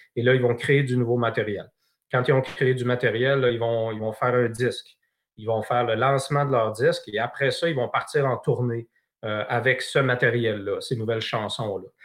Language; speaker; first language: French; native; French